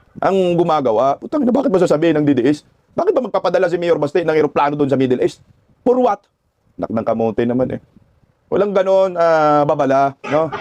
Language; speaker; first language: Filipino; non-native, local second language; Cebuano